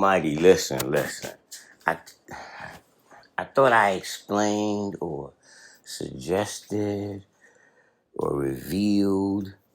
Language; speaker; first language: English; native; English